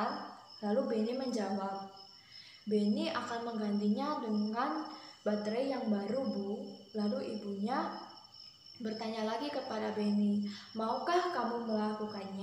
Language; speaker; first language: Indonesian; native; Indonesian